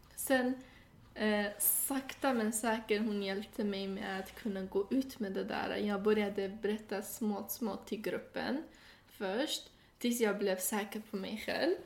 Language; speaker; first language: Swedish; non-native, fluent; Persian